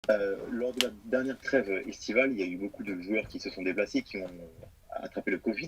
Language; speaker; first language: French; native; French